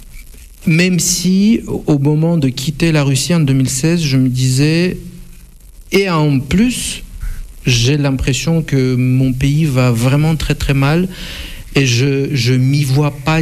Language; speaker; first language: French; non-native, fluent; Russian